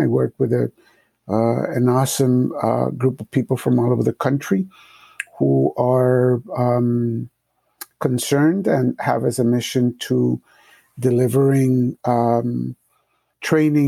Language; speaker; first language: English; early bilingual, other home language; Spanish